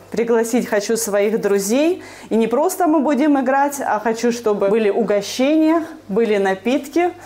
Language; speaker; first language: Russian; native; Russian